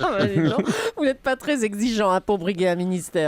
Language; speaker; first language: French; native; French